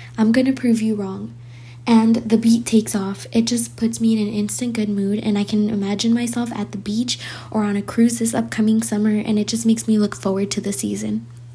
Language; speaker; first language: English; early bilingual, other home language; Spanish